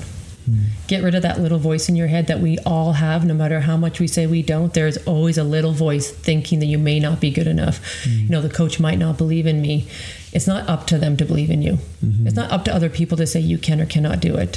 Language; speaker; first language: English; non-native, fluent; Croatian